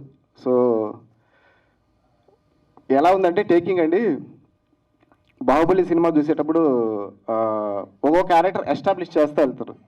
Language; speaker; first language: Telugu; native; Telugu